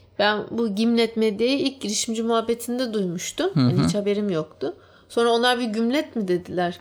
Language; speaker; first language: Turkish; native; Turkish